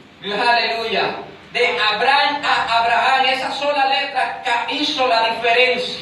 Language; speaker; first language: Spanish; native; Spanish